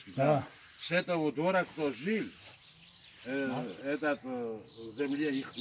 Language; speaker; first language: Russian; non-native, local second language; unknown